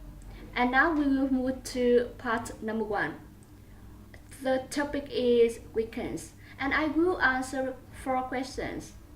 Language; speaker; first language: English; non-native, learner; Vietnamese